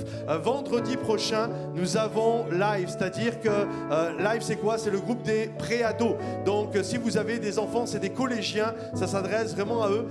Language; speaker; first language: French; native; French